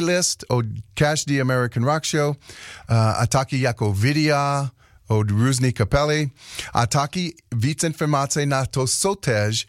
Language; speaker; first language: Czech; non-native, learner; English